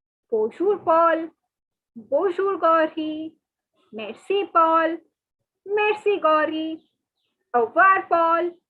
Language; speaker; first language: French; non-native, learner; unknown